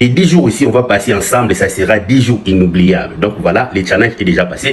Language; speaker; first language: French; non-native, local second language; Lingala